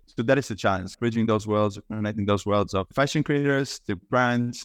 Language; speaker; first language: English; non-native, fluent; Estonian